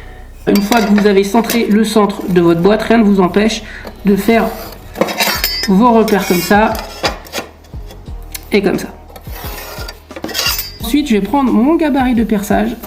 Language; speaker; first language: French; native; French